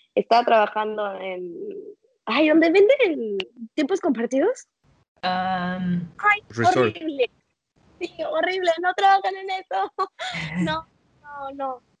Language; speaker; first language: Spanish; native; Spanish